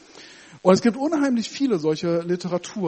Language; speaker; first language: German; native; German